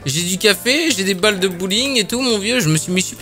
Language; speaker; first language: French; native; French